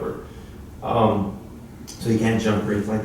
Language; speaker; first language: English; native; English